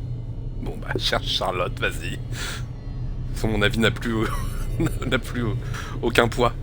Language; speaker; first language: French; native; French